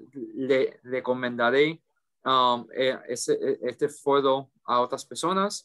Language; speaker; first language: Spanish; early bilingual, heritage; English